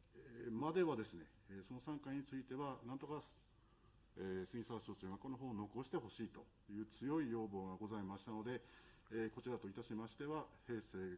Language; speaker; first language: Japanese; native; Japanese